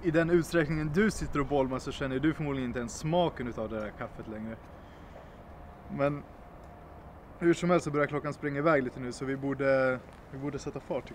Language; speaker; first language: Swedish; native; Swedish